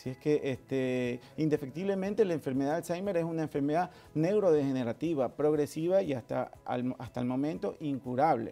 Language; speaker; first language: Spanish; native; Spanish